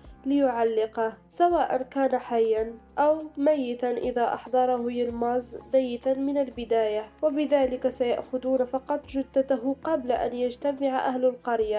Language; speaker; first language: Arabic; native; Arabic